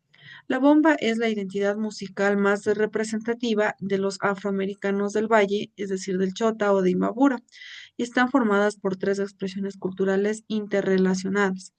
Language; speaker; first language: Spanish; native; Spanish